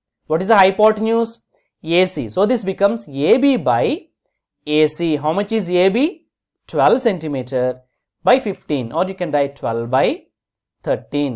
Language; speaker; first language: English; non-native, local second language; Telugu